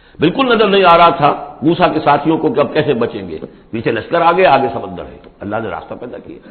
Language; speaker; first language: Urdu; native; Urdu